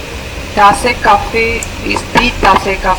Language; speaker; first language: German; non-native, learner; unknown